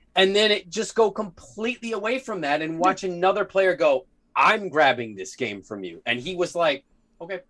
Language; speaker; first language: English; native; English